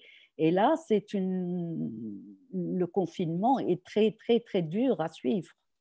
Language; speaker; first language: French; non-native, local second language; Arabic